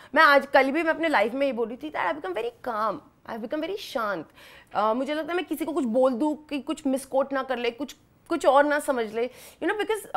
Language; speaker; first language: Hindi; native; Hindi